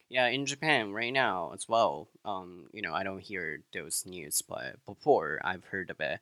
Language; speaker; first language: English; non-native, fluent; Japanese